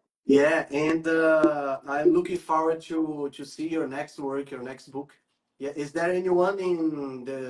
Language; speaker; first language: English; non-native, fluent; Portuguese